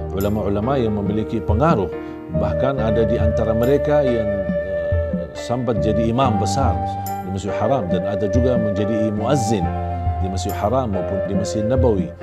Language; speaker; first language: Indonesian; non-native, fluent; Arabic